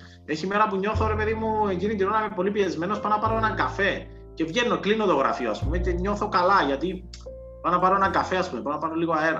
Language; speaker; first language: Greek; native; Greek